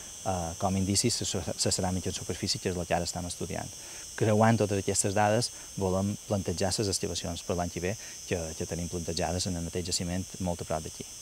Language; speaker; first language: Catalan; native; Catalan